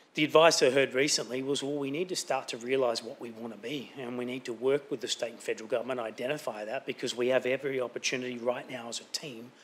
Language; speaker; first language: English; native; English